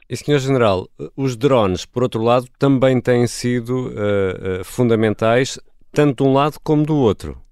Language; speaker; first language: Portuguese; native; Portuguese